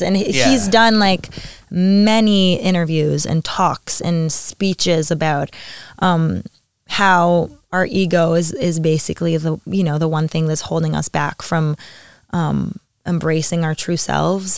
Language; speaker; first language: English; native; English